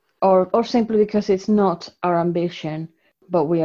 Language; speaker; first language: English; non-native, fluent; Spanish